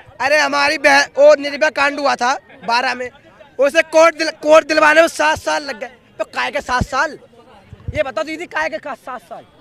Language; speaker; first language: Hindi; native; Hindi